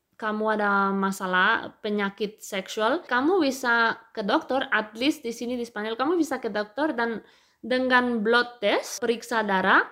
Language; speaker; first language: Indonesian; non-native, fluent; Spanish